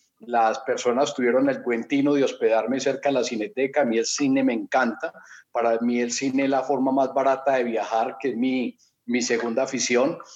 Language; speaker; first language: Spanish; native; Spanish